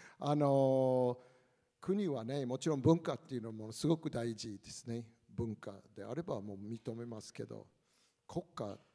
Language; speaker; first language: Japanese; non-native, fluent; English